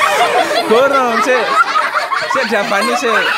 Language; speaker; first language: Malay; non-native, local second language; Javanese